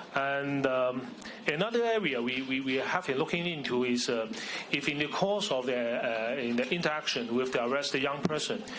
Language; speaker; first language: English; non-native, local second language; Cantonese